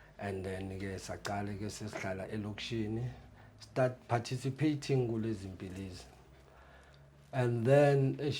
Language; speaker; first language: Zulu; native; Zulu